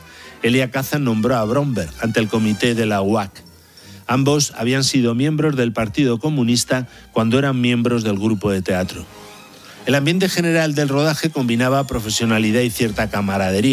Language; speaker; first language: Spanish; native; Spanish